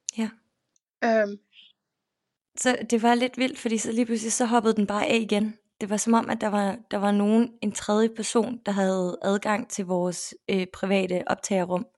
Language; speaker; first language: Danish; native; Danish